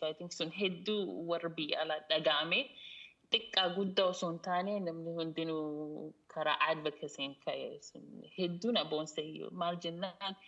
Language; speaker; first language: Oromo; early bilingual, heritage; Oromo